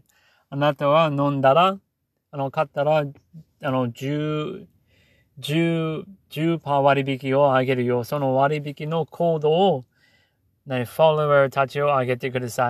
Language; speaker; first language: Japanese; non-native, learner; English